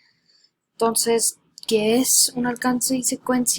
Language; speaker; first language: Spanish; early bilingual, heritage; Spanish